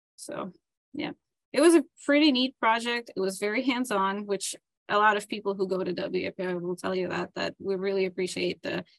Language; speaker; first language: English; non-native, fluent; Ukrainian